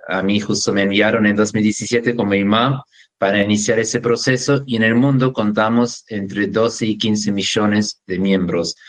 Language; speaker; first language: Spanish; non-native, fluent; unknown